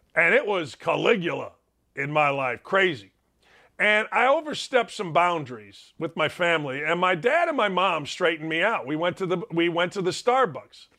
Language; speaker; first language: English; early bilingual, other home language; Serbian